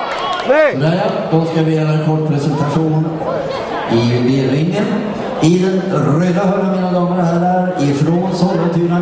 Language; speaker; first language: Swedish; native; Swedish